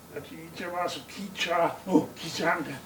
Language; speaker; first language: Korean; non-native, learner; English